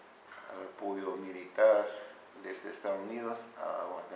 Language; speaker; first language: Spanish; non-native, learner; English